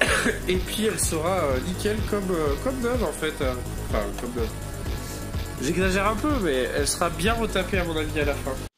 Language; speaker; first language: French; native; French